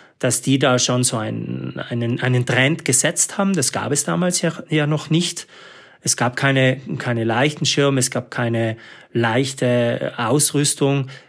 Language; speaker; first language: German; native; German